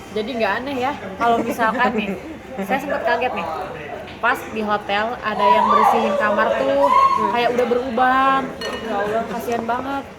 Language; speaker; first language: Indonesian; native; Indonesian